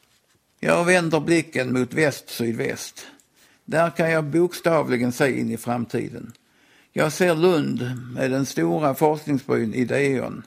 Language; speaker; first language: Swedish; native; Swedish